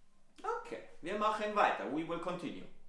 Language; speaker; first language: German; non-native, fluent; Italian